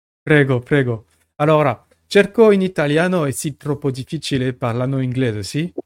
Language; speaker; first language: Italian; non-native, learner; French